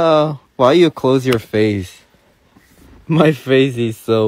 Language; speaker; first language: English; non-native, learner; Korean